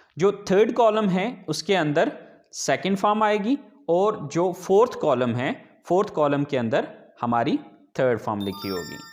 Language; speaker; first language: Urdu; native; Urdu